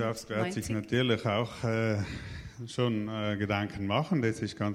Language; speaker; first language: German; native; German